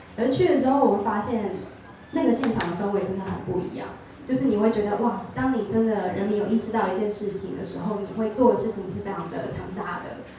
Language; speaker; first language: Chinese; native; Chinese